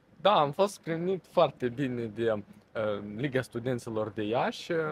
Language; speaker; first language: Romanian; non-native, local second language; Russian